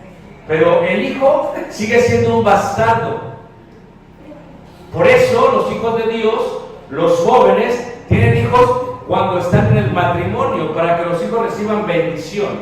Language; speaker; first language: Spanish; early bilingual, heritage; Spanish